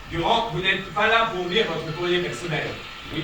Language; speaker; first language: French; native; French